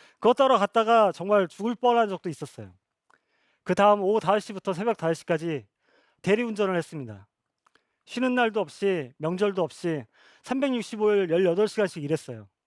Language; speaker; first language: Korean; native; Korean